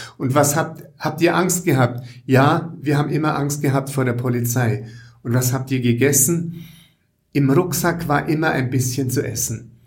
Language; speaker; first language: German; native; German